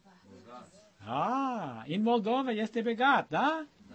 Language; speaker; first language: Romanian; non-native, learner; English